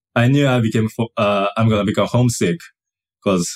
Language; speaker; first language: English; non-native, fluent; Japanese